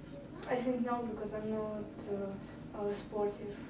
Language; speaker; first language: English; non-native, learner; Russian